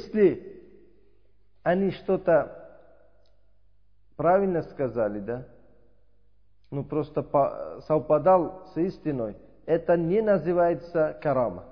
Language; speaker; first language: Russian; non-native, learner; Uzbek